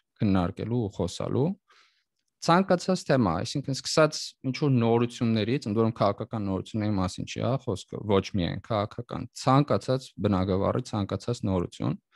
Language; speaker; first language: Armenian; native; Armenian